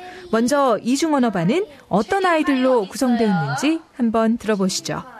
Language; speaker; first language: Korean; native; Korean